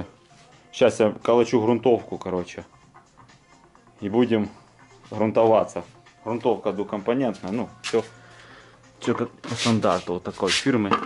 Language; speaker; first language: Russian; native; Russian